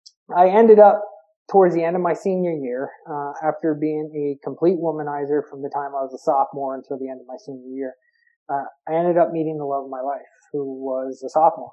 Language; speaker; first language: English; native; English